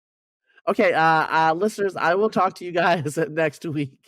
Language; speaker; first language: English; native; English